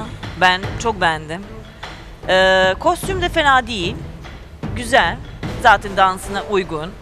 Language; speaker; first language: Turkish; non-native, fluent; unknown